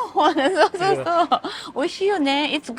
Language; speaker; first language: Japanese; native; Japanese